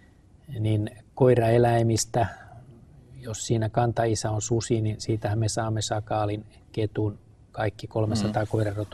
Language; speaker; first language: Finnish; native; Finnish